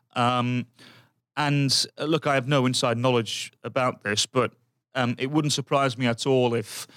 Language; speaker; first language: English; native; English